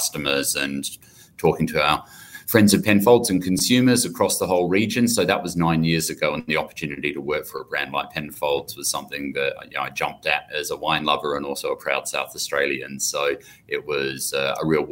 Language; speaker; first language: English; native; English